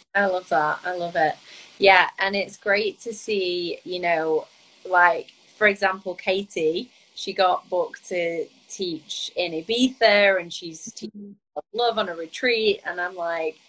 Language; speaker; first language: English; native; English